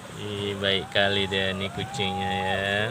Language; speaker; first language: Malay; non-native, local second language; Javanese